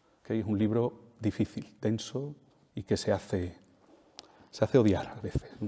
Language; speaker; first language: Spanish; native; Spanish